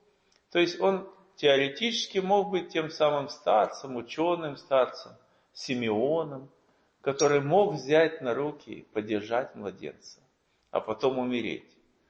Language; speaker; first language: Russian; native; Russian